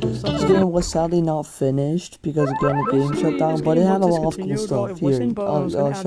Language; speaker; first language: English; non-native, fluent; Dutch